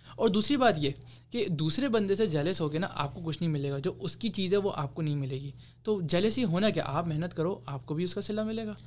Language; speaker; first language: Urdu; early bilingual, heritage; Urdu